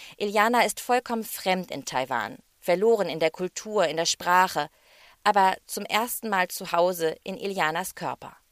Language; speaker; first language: German; native; German